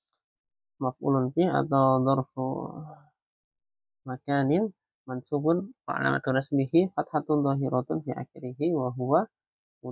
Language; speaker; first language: Arabic; non-native, fluent; Indonesian